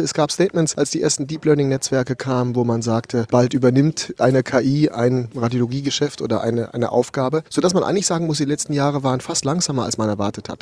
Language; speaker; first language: German; native; German